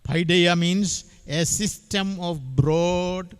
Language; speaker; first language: English; non-native, local second language; Malayalam